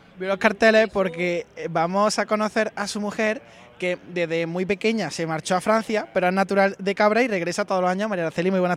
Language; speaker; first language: Spanish; native; Spanish